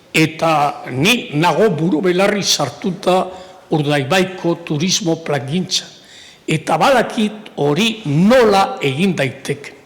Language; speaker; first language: Basque; native; Basque